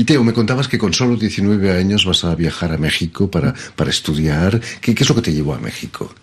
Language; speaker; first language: Spanish; native; Spanish